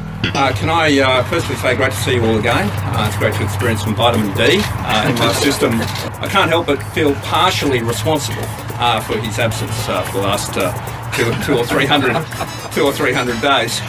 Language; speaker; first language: English; native; English